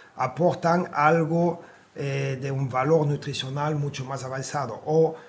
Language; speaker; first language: Spanish; non-native, fluent; French